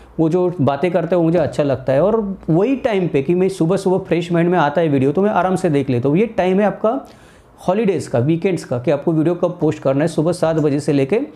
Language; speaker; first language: Hindi; non-native, local second language; Marathi